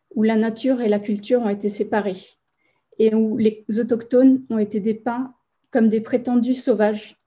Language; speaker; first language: French; non-native, fluent; Spanish